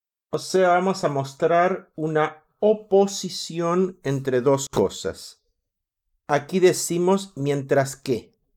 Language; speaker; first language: Spanish; native; Spanish